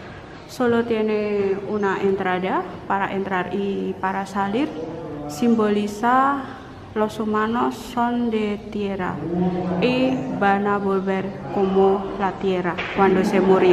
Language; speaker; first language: Spanish; non-native, learner; Indonesian